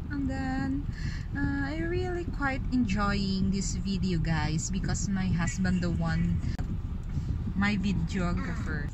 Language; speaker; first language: English; non-native, local second language; Filipino